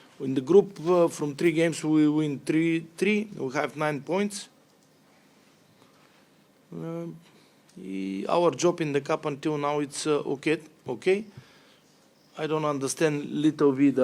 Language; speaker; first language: English; non-native, learner; Bulgarian